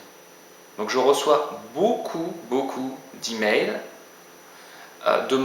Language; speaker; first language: French; native; French